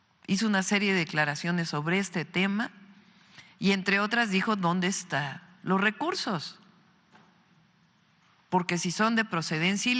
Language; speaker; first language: Spanish; native; Spanish